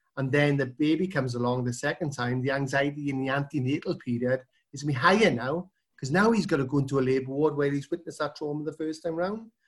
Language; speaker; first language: English; native; English